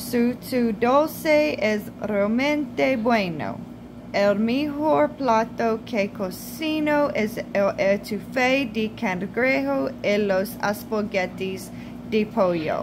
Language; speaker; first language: Spanish; non-native, learner; English